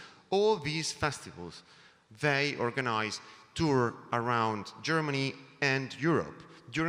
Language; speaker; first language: English; non-native, fluent; Italian